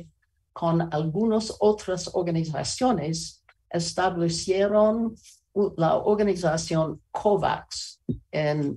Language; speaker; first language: Spanish; non-native, learner; English